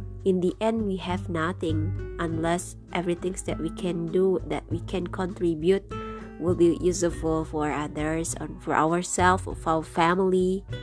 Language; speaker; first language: English; non-native, fluent; Indonesian